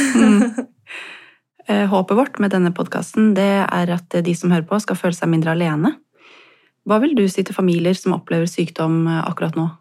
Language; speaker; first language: Norwegian; native; Norwegian